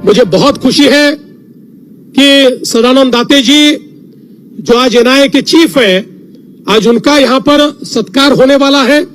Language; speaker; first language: Hindi; non-native, local second language; Marathi